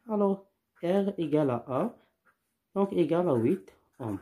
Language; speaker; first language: French; non-native, local second language; Arabic